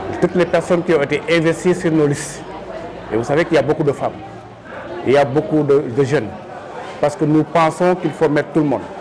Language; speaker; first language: French; non-native, local second language; Wolof